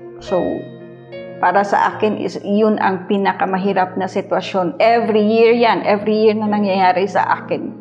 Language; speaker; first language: Filipino; non-native, local second language; Hiligaynon